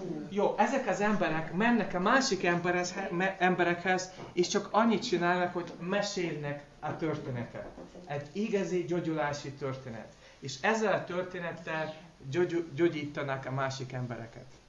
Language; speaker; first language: Hungarian; non-native, learner; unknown